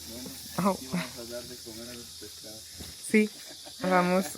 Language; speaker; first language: Spanish; non-native, learner; French